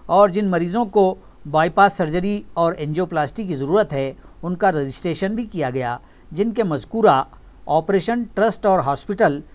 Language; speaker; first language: Urdu; native; Urdu